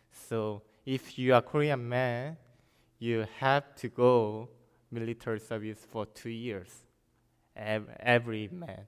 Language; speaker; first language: English; non-native, learner; Korean